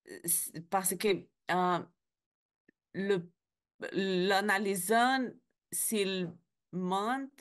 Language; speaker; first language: French; non-native, learner; Spanish